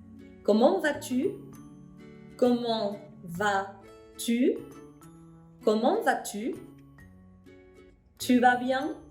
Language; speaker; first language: French; non-native, fluent; Spanish